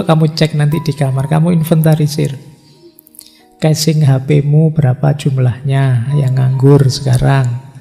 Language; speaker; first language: Indonesian; non-native, local second language; Javanese